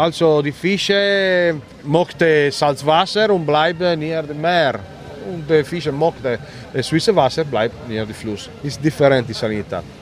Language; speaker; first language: German; non-native, learner; Italian